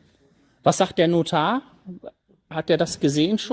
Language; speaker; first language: German; native; German